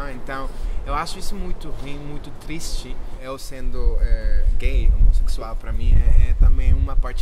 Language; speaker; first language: Portuguese; non-native, fluent; Spanish